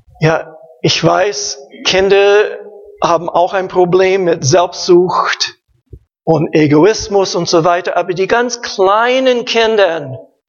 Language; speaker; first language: German; non-native, learner; English